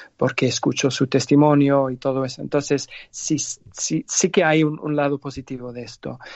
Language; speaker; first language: Spanish; non-native, fluent; English